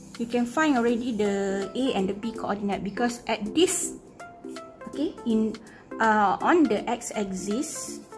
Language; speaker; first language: English; non-native, local second language; Malay